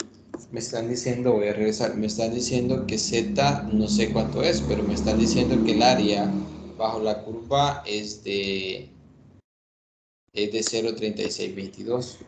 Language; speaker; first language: Spanish; native; Spanish